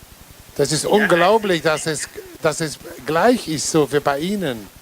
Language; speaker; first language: German; non-native, fluent; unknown